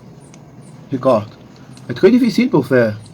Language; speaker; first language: French; non-native, learner; Portuguese